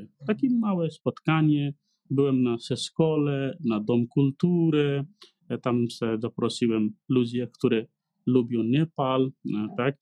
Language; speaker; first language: Polish; non-native, learner; Nepali